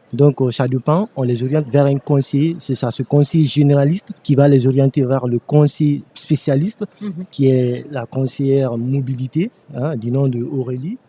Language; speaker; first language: French; non-native, local second language; Fula